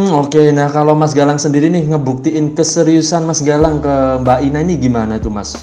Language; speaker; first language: Indonesian; native; Indonesian